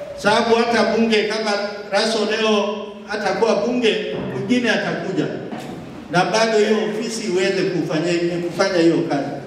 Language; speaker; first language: Swahili; non-native, local second language; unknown